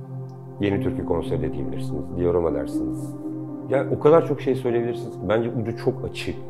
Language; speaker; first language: Turkish; native; Turkish